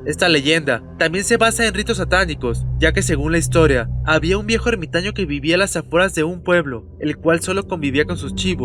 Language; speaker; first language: Spanish; native; Spanish